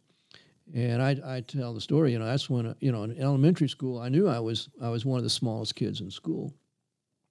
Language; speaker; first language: English; native; English